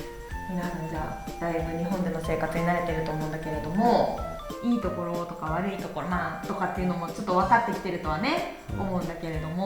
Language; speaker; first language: Japanese; native; Japanese